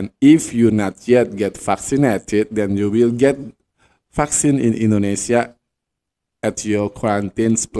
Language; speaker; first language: English; non-native, fluent; Indonesian